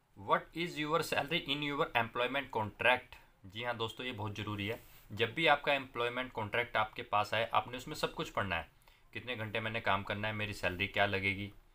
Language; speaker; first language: Hindi; non-native, local second language; Punjabi